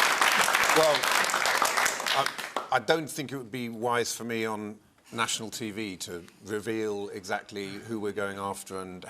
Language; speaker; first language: English; native; English